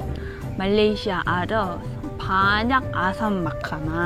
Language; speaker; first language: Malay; non-native, learner; Korean